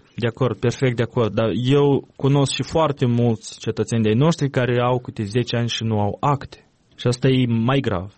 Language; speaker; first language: Romanian; native; Romanian